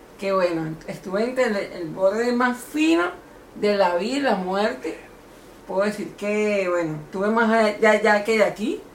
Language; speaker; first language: Spanish; native; Spanish